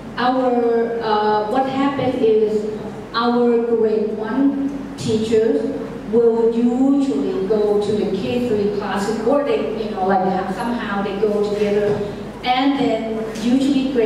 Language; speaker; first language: English; non-native, fluent; Thai